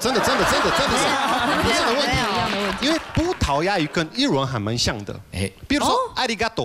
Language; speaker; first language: Chinese; non-native, fluent; Portuguese